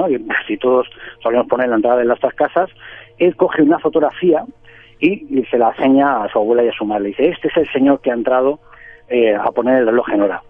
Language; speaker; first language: Spanish; native; Spanish